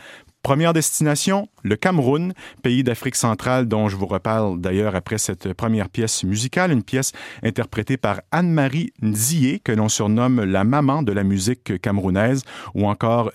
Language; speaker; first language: French; native; French